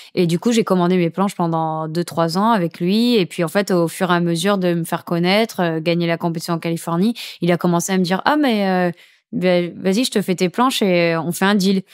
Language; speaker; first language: French; native; French